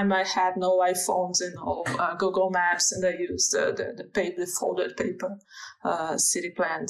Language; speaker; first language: English; non-native, fluent; Portuguese